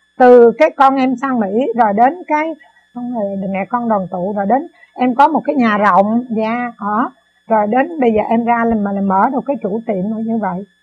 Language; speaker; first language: Vietnamese; native; Vietnamese